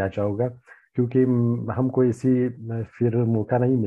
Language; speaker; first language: Hindi; non-native, learner; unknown